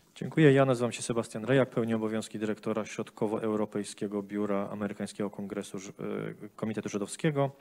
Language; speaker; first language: Polish; native; Polish